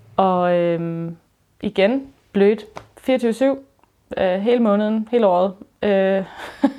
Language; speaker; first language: Danish; early bilingual, other home language; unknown